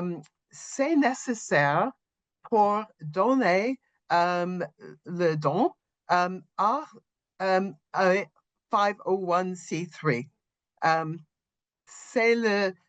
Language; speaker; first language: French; non-native, learner; English